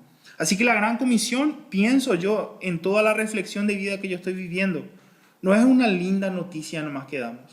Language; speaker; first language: Spanish; native; Spanish